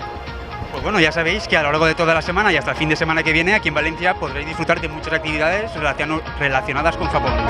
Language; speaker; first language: Spanish; native; Spanish